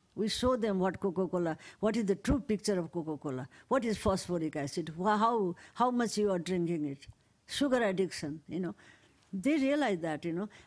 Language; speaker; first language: English; non-native, local second language; Nepali